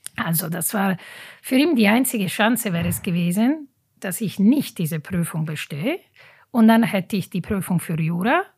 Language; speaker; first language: German; non-native, fluent; Italian